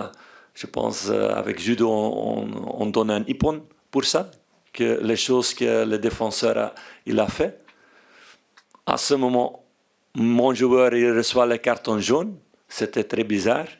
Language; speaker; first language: French; non-native, fluent; Dutch